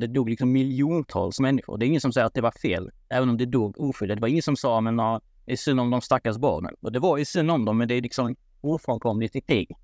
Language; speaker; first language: Swedish; native; Swedish